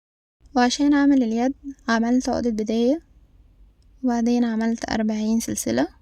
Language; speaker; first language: Arabic; native; Arabic